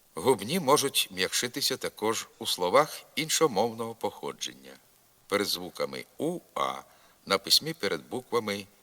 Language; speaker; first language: Ukrainian; native; Ukrainian